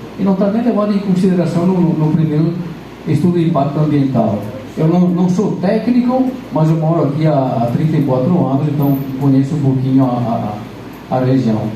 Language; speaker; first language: Portuguese; non-native, fluent; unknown